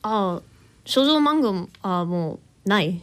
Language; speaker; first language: Japanese; non-native, learner; English